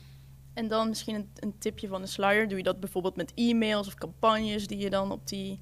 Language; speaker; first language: Dutch; native; Dutch